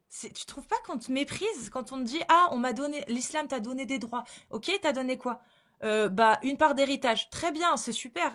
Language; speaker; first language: French; native; French